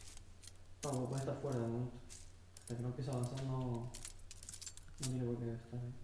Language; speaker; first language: Spanish; native; Spanish